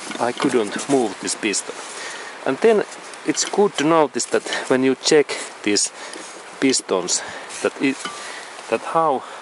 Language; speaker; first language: English; non-native, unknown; Finnish